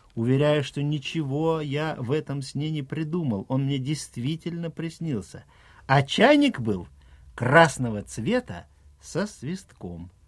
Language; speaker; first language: Russian; native; Russian